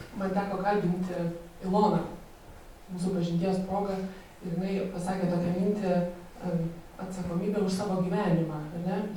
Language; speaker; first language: Lithuanian; native; Lithuanian